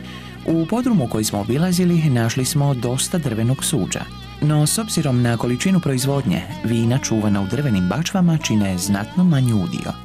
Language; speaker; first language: Croatian; native; Croatian